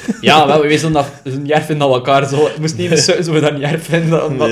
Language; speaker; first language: Dutch; native; Dutch